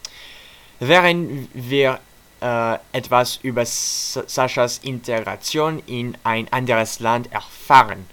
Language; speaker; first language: German; non-native, learner; French